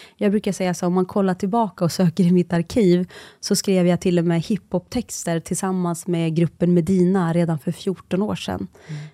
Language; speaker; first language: Swedish; early bilingual, other home language; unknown